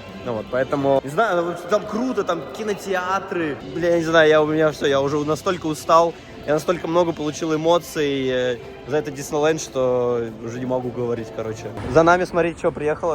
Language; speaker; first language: Russian; native; Russian